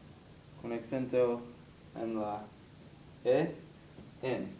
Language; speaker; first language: Spanish; non-native, learner; English